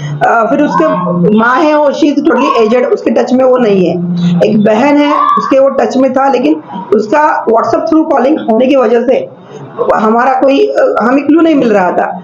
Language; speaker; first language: Hindi; non-native, local second language; Marathi